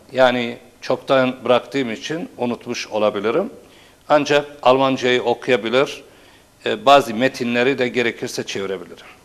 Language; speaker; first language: Turkish; non-native, local second language; Turoyo